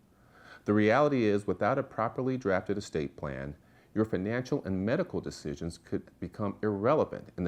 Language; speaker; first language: English; native; English